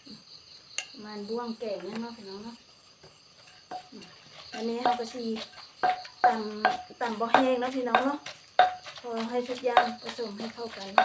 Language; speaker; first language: Thai; non-native, local second language; Lao